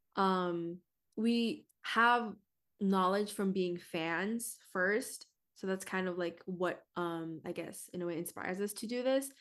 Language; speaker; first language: English; early bilingual, other home language; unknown